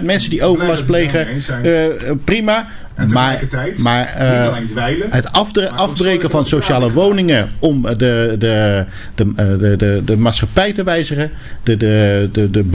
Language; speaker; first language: Dutch; native; Dutch